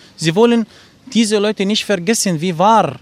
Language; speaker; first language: German; non-native, learner; Arabic